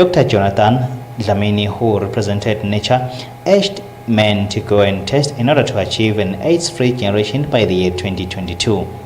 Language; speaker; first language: English; non-native, local second language; Swati